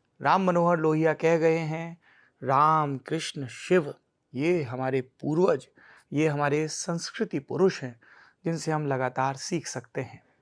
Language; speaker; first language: Hindi; native; Hindi